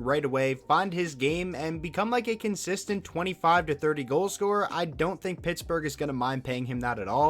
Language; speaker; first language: English; native; English